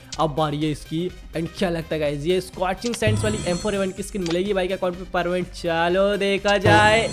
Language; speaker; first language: Hindi; native; Hindi